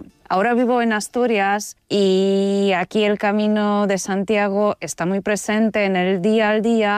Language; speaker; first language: Spanish; non-native, fluent; Polish